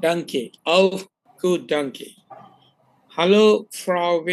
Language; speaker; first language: German; non-native, learner; Bangla